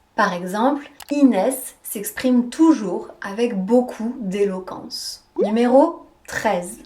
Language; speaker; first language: French; native; French